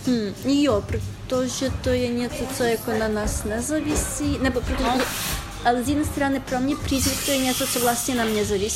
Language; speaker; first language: Czech; non-native, fluent; Ukrainian